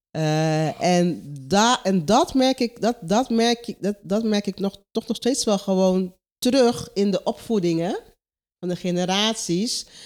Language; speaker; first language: Dutch; non-native, local second language; Papiamento